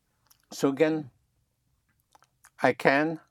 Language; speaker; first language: English; non-native, fluent; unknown